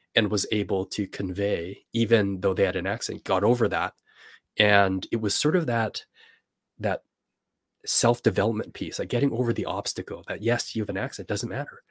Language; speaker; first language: English; native; English